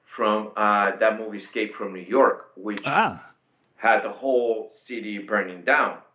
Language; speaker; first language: English; non-native, fluent; Spanish